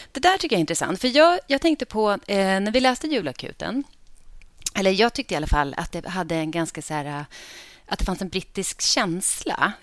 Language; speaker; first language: Swedish; native; Swedish